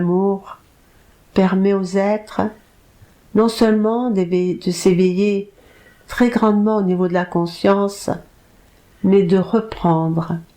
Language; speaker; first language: French; native; French